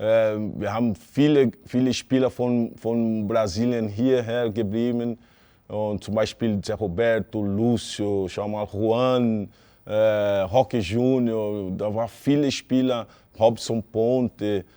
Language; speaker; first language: German; non-native, fluent; Portuguese